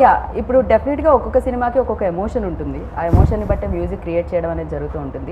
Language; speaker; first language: Telugu; native; Telugu